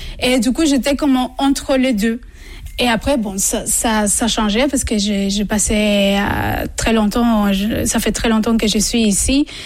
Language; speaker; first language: French; non-native, fluent; Spanish